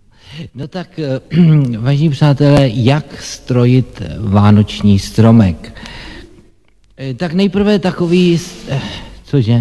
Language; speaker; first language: Czech; native; Czech